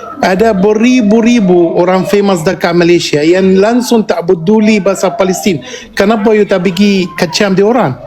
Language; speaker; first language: Malay; non-native, fluent; Arabic